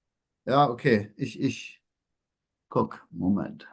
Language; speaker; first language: German; native; German